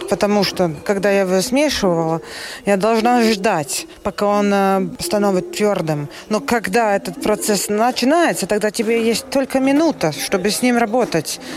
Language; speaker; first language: Russian; non-native, local second language; Latvian